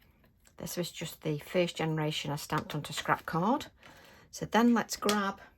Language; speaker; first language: English; native; English